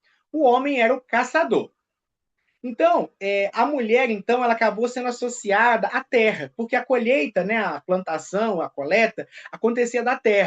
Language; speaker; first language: Portuguese; native; Portuguese